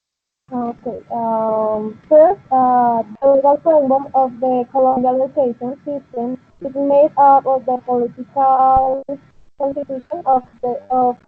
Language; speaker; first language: English; non-native, learner; Spanish